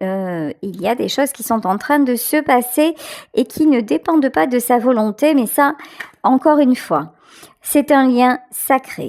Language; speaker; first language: French; native; French